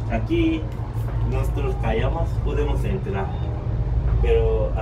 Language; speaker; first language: Spanish; non-native, learner; Korean